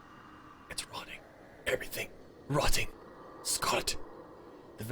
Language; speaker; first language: English; native; English